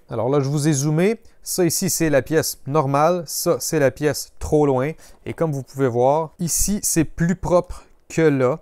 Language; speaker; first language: French; native; French